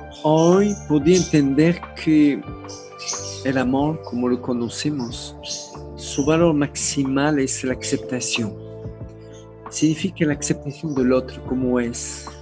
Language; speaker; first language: Spanish; non-native, learner; French